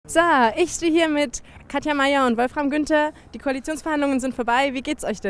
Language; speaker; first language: German; native; German